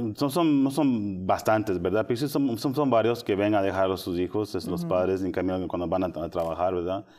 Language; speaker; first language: Spanish; early bilingual, heritage; Spanish